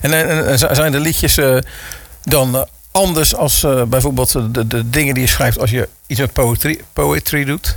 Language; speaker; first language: Dutch; native; Dutch